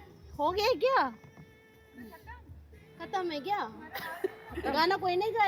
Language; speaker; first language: Hindi; non-native, local second language; Rongmei Naga